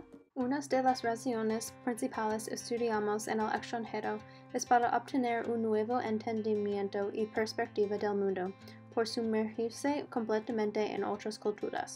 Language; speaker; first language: Spanish; non-native, learner; English